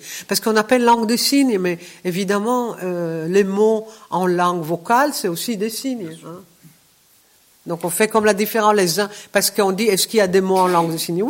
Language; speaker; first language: French; non-native, fluent; Hebrew